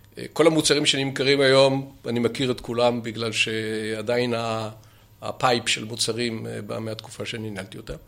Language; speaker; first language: Hebrew; native; Hebrew